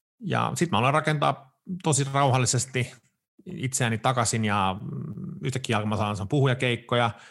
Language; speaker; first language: Finnish; early bilingual, heritage; Finnish